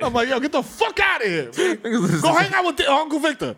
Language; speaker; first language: English; native; English